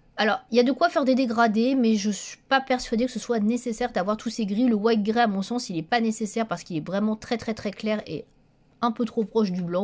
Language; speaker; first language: French; native; French